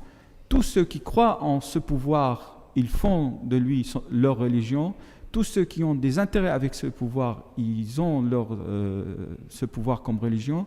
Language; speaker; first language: French; non-native, fluent; Arabic